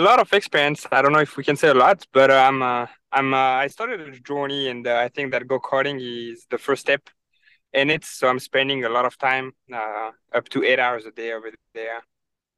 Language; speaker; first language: English; non-native, fluent; French